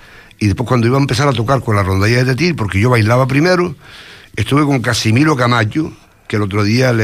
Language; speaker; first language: Spanish; native; Spanish